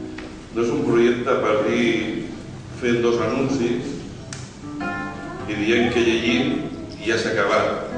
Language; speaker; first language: Catalan; non-native, local second language; Spanish